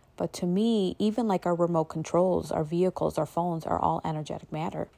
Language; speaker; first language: English; native; English